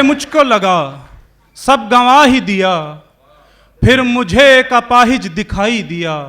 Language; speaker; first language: Hindi; native; Hindi